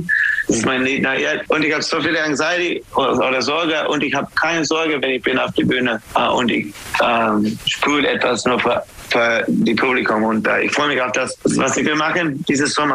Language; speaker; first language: German; non-native, fluent; English